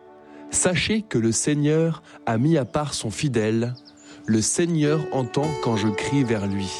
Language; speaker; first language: French; native; French